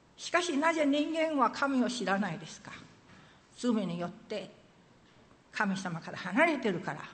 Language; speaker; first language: Japanese; non-native, fluent; Min Nan Chinese